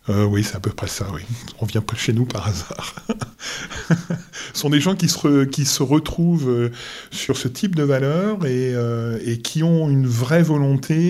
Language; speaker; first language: French; native; French